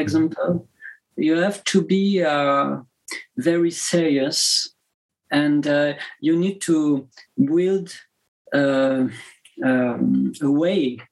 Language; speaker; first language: English; non-native, learner; French